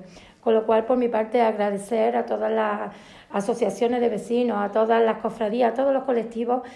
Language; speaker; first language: Spanish; native; Spanish